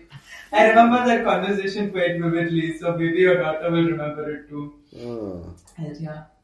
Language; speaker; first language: English; non-native, local second language; Tamil